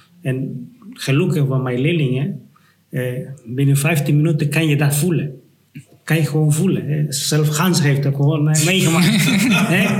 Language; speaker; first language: Dutch; non-native, fluent; Spanish